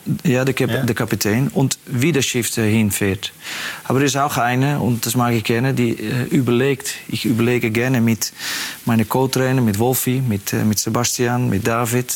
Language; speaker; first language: German; non-native, fluent; Dutch